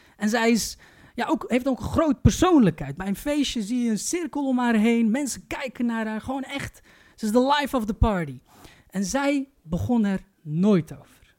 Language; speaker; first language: Dutch; early bilingual, other home language; Turkish